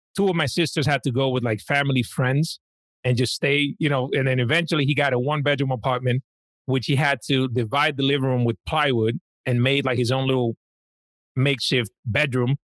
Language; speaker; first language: English; early bilingual, other home language; Spanish